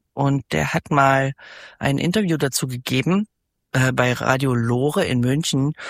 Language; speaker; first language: German; native; German